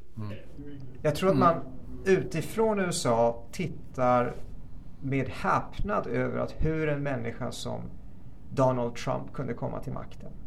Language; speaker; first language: Swedish; early bilingual, other home language; Persian